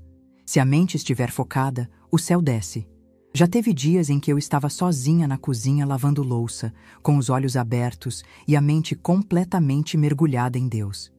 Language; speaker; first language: Portuguese; native; Portuguese